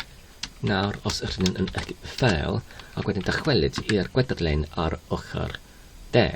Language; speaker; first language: Welsh; non-native, learner; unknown